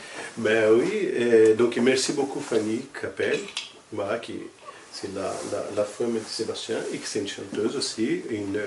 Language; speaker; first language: French; non-native, fluent; Portuguese